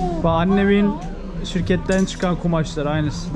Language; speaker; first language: Turkish; native; Turkish